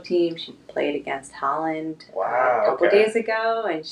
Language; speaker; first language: English; native; English